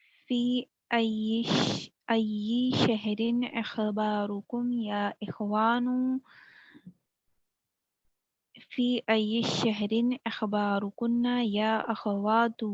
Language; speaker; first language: Arabic; non-native, learner; Urdu